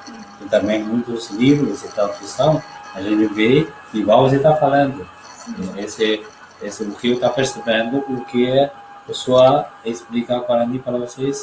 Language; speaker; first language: Portuguese; non-native, learner; Chinese